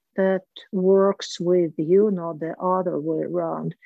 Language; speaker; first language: English; non-native, fluent; Russian